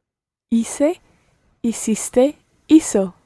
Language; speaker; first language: Spanish; non-native, learner; English